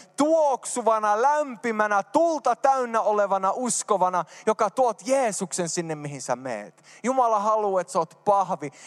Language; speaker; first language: Finnish; early bilingual, heritage; Finnish